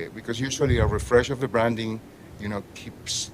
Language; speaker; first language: English; non-native, fluent; Spanish